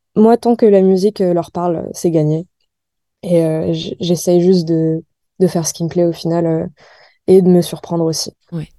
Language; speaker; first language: French; native; French